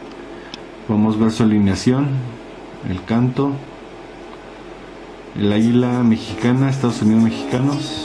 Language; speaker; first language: Spanish; native; Spanish